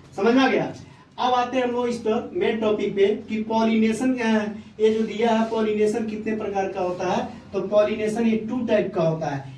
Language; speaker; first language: Hindi; native; Hindi